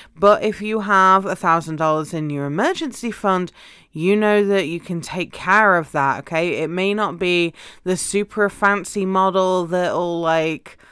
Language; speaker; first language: English; native; English